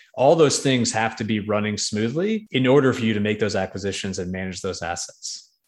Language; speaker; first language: English; native; English